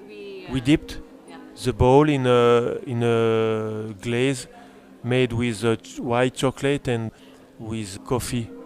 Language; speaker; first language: English; non-native, learner; French